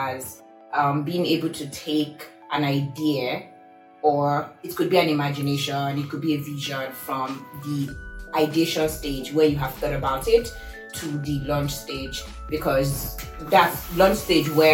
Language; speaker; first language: English; non-native, local second language; Yoruba